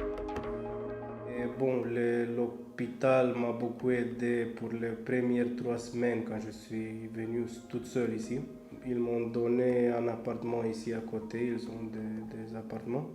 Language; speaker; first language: French; non-native, fluent; Romanian